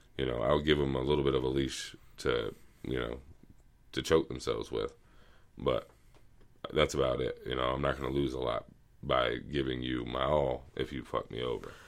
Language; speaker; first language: English; native; English